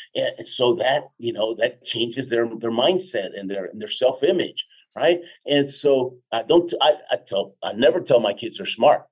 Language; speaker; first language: English; early bilingual, other home language; Spanish